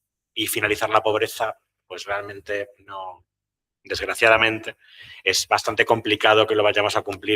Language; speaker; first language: Spanish; native; Spanish